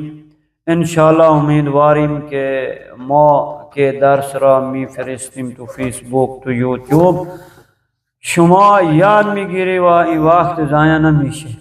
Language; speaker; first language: Persian; non-native, fluent; Urdu